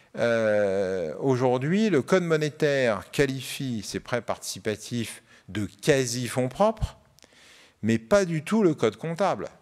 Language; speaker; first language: French; native; French